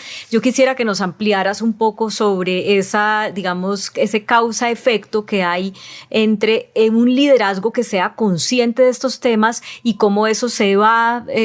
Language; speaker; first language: Spanish; native; Spanish